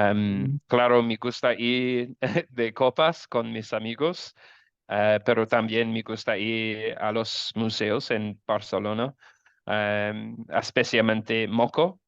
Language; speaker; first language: Spanish; non-native, learner; English